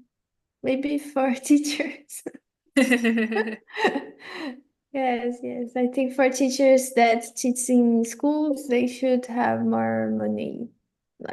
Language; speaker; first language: English; non-native, fluent; Portuguese